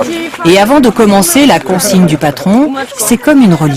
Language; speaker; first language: French; native; French